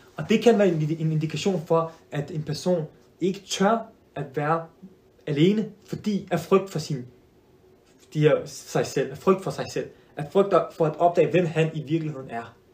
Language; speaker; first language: Danish; early bilingual, other home language; Arabic